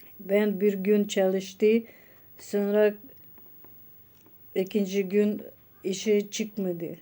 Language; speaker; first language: Turkish; non-native, learner; Russian